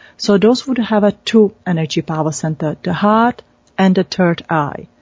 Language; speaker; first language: English; non-native, fluent; Czech